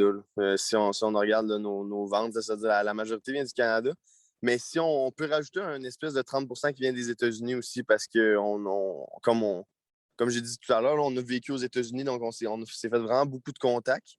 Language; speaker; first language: French; native; French